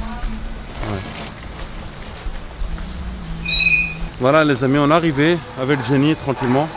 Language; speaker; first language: French; native; French